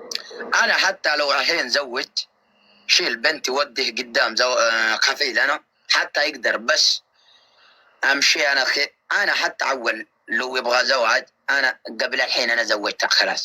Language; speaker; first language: Arabic; non-native, learner; Oromo